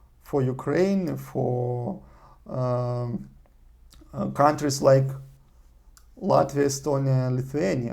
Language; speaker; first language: English; non-native, learner; Russian